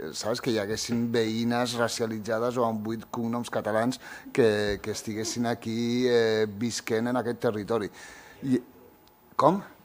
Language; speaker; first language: Catalan; early bilingual, other home language; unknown